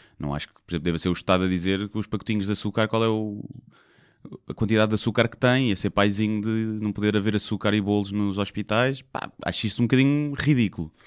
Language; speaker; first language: Portuguese; native; Portuguese